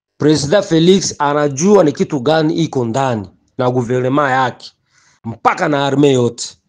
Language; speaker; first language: Swahili; native; Swahili